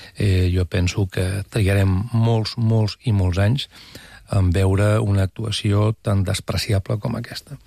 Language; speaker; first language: Catalan; native; Catalan